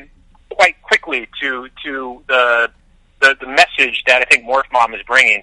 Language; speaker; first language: English; native; English